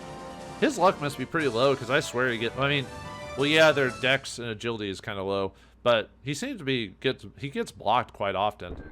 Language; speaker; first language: English; native; English